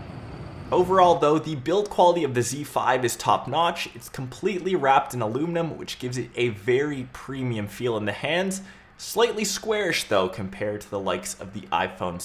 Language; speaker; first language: English; native; English